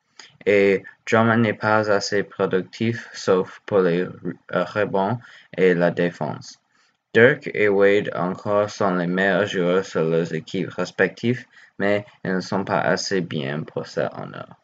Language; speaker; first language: French; non-native, learner; English